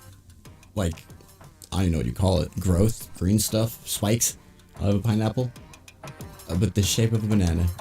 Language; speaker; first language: English; non-native, fluent; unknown